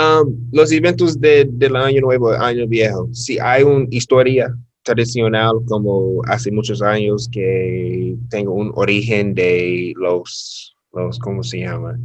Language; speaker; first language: Spanish; non-native, learner; English